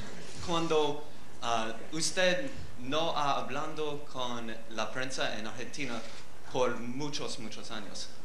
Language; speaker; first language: Spanish; non-native, learner; English